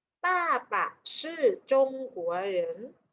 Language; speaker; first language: Chinese; non-native, fluent; Thai